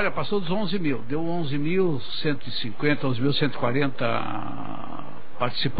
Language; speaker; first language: Portuguese; native; Portuguese